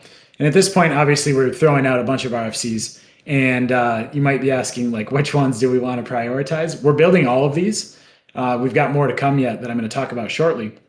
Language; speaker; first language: English; native; English